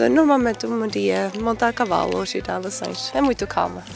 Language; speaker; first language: Portuguese; non-native, learner; Swedish